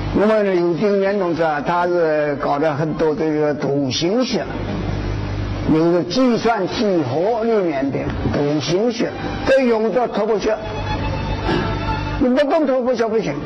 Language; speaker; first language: Chinese; non-native, local second language; Wu Chinese